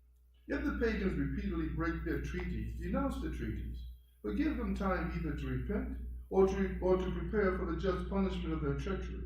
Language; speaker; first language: English; native; English